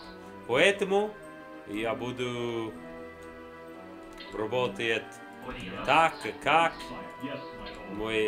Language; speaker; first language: Russian; non-native, learner; English